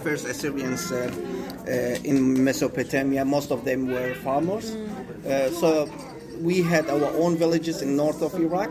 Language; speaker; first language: English; non-native, fluent; Assyrian Neo-Aramaic